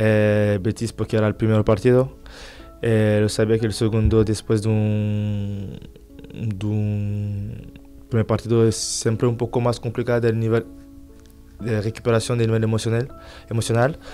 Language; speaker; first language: Spanish; non-native, fluent; French